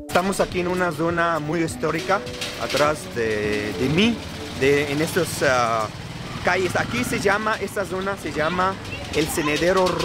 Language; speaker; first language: Spanish; non-native, fluent; Arabic